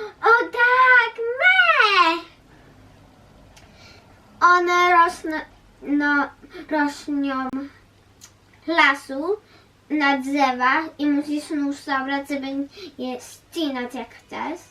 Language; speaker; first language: Polish; early bilingual, heritage; Polish